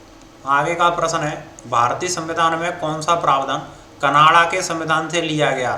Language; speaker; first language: Hindi; native; Hindi